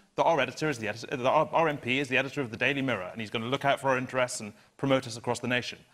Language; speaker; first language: English; native; English